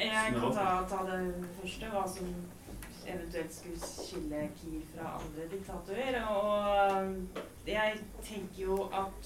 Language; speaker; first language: Norwegian; native; Norwegian